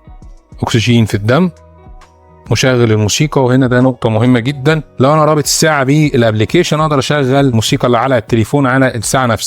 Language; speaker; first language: Arabic; native; Arabic